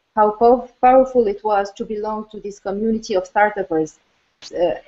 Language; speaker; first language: English; non-native, fluent; Arabic